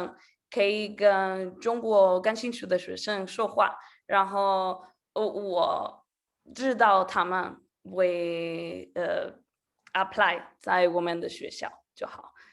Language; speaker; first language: Chinese; non-native, learner; Spanish